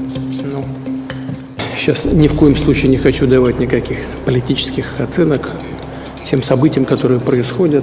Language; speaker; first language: Russian; native; Russian